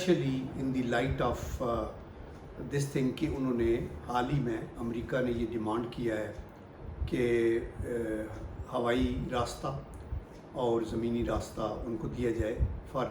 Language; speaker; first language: Urdu; native; Urdu